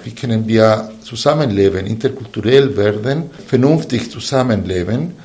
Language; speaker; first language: German; non-native, fluent; Spanish